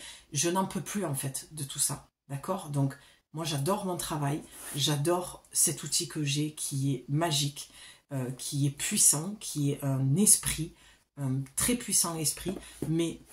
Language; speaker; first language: French; native; French